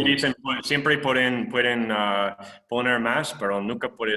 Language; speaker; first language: Spanish; non-native, fluent; English